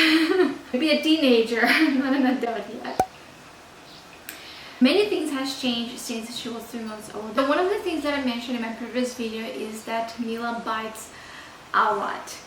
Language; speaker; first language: English; non-native, fluent; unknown